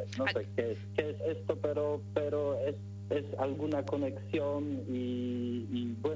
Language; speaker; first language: Spanish; non-native, learner; Polish